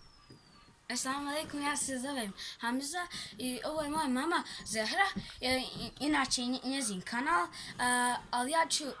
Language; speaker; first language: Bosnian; early bilingual, heritage; Bosnian